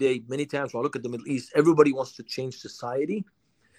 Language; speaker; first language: English; non-native, fluent; Arabic